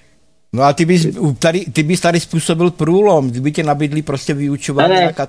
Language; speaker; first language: Czech; native; Czech